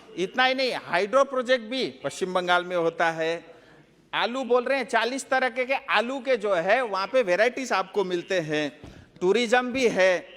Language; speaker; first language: Hindi; non-native, local second language; Nepali